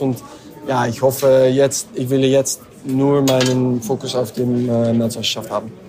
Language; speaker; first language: German; non-native, learner; French